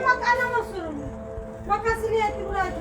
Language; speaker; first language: Turkish; native; Turkish